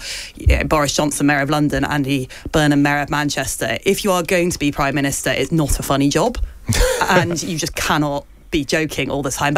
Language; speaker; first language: English; native; English